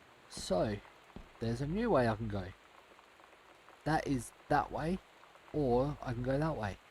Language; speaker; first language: English; native; English